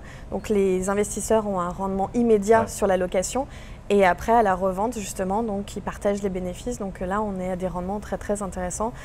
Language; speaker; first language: French; native; French